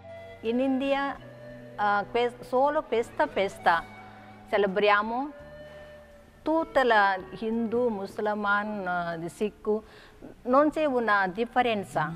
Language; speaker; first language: Italian; non-native, learner; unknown